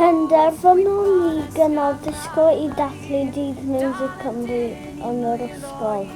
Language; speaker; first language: Welsh; non-native, local second language; English